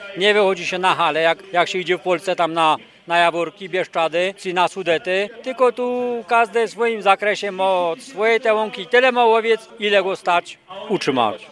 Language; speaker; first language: Polish; native; Polish